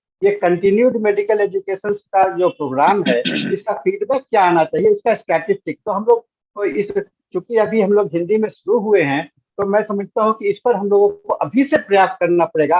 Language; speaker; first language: Hindi; native; Hindi